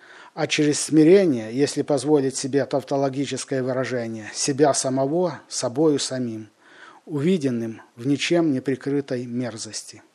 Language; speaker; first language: Russian; native; Russian